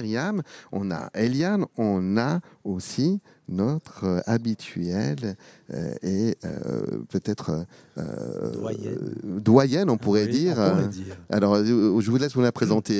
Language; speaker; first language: French; native; French